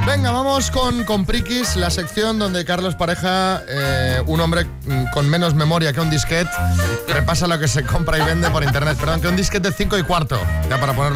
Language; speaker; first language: Spanish; native; Spanish